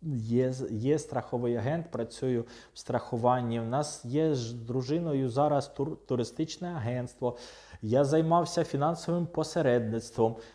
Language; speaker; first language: Ukrainian; non-native, local second language; Russian